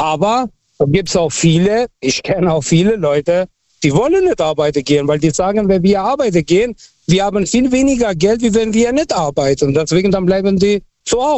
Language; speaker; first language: German; non-native, fluent; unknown